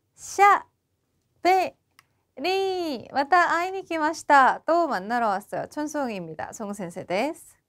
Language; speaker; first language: Korean; native; Korean